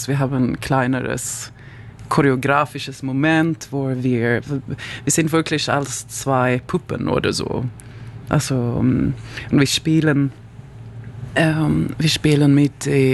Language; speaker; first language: German; non-native, learner; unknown